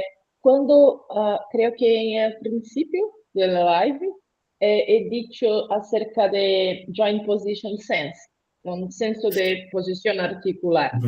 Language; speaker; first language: Spanish; non-native, learner; Portuguese